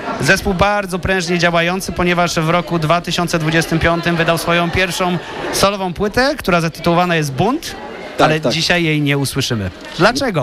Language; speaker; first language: Polish; native; Polish